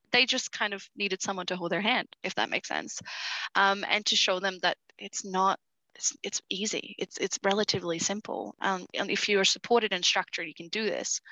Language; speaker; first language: English; early bilingual, other home language; Portuguese